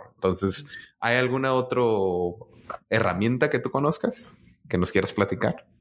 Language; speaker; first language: Spanish; native; Spanish